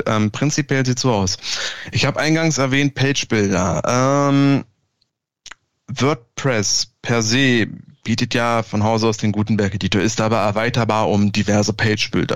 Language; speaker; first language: German; native; German